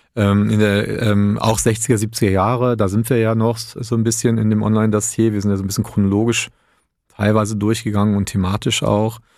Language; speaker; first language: German; native; German